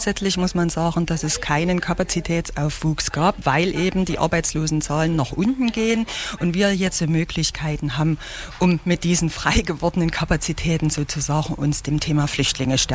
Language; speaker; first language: German; native; German